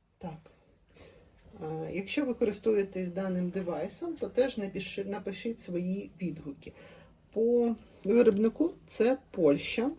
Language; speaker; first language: Ukrainian; native; Ukrainian